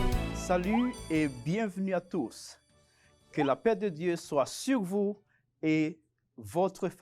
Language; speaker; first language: French; non-native, fluent; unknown